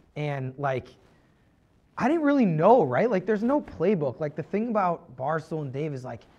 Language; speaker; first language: English; native; English